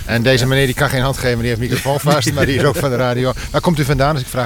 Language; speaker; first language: Dutch; native; Dutch